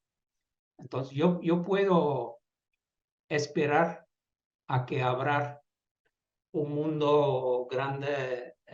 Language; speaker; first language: Spanish; non-native, fluent; Dutch